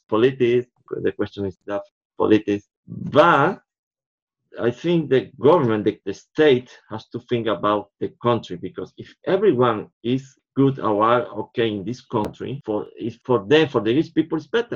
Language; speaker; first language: English; non-native, fluent; Spanish